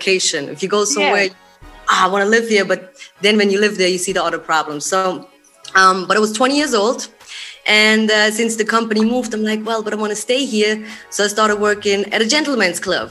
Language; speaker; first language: English; non-native, fluent; Swiss German